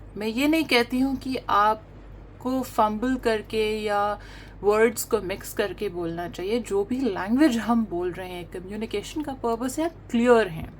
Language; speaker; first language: Hindi; native; Hindi